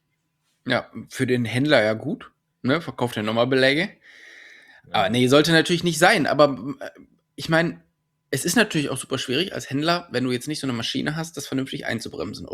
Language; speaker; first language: German; native; German